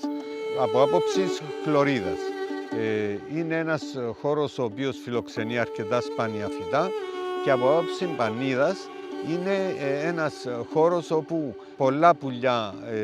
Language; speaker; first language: Greek; native; Greek